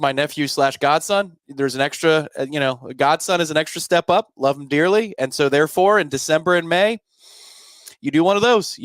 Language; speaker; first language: English; native; English